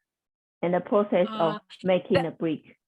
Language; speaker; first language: English; non-native, learner; Chinese